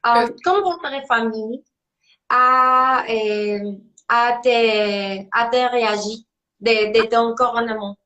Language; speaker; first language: French; non-native, learner; Spanish